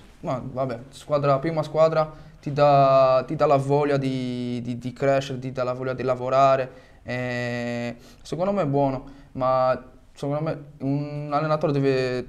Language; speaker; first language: Italian; non-native, fluent; French